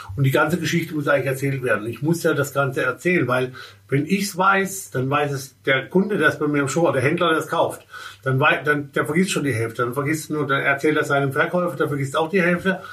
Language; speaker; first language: German; native; German